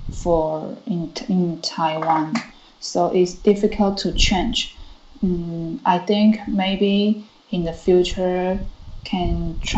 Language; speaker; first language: English; non-native, learner; Chinese